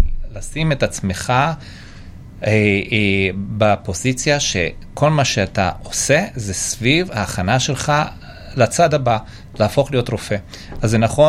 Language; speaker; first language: Hebrew; non-native, fluent; Georgian